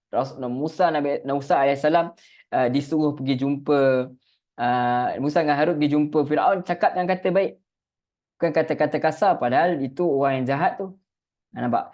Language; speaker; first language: Malay; native; Malay